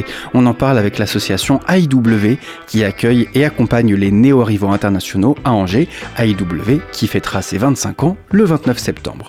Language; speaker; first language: French; native; French